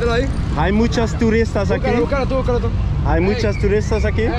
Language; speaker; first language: Spanish; non-native, learner; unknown